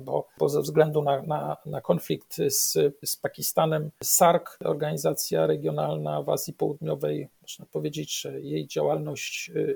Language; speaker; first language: Polish; native; Polish